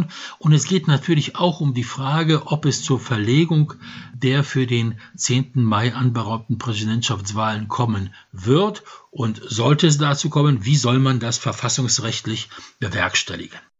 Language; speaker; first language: German; non-native, fluent; Polish